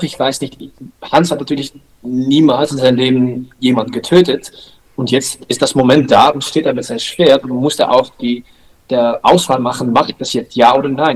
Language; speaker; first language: German; non-native, learner; Dutch